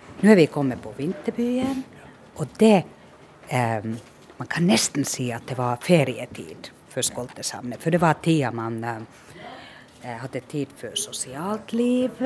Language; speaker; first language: Norwegian; non-native, fluent; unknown